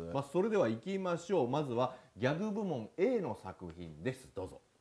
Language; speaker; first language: Japanese; native; Japanese